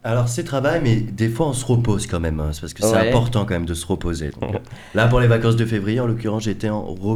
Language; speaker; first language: French; native; French